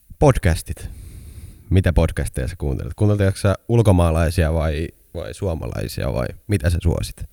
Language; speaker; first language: Finnish; native; Finnish